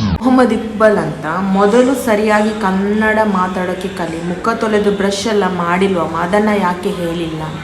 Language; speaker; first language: Kannada; non-native, local second language; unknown